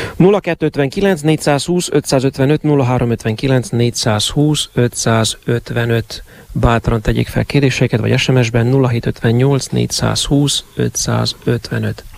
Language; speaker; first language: Hungarian; native; Hungarian